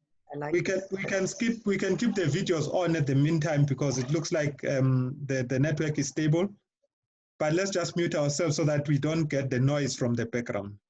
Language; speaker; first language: English; non-native, local second language; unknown